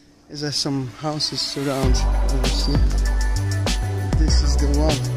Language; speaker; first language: English; non-native, fluent; Polish